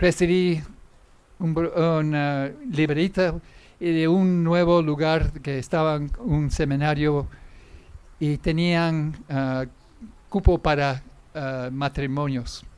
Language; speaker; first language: Spanish; non-native, fluent; English